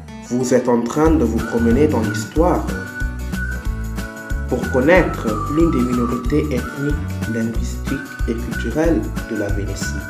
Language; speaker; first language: French; non-native, learner; Italian